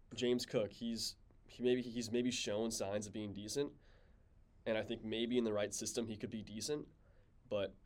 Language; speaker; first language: English; native; English